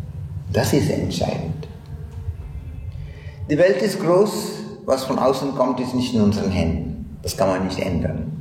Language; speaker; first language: German; non-native, fluent; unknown